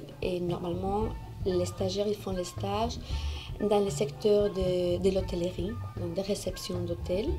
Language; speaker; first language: French; non-native, fluent; Spanish